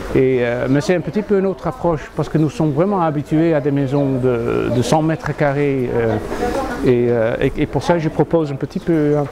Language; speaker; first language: French; non-native, fluent; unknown